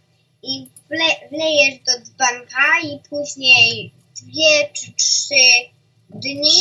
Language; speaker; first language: Polish; early bilingual, heritage; Polish